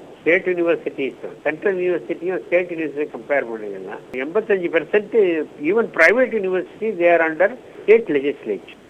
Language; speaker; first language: Tamil; native; Tamil